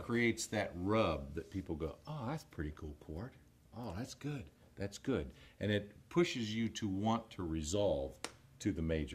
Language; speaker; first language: English; native; English